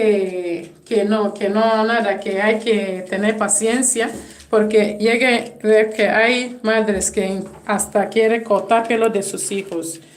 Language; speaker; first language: Spanish; non-native, fluent; English